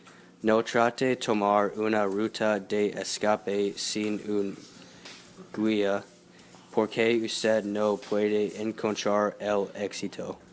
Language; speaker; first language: Spanish; non-native, learner; English